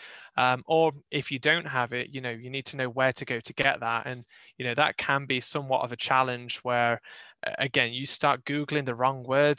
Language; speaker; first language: English; native; English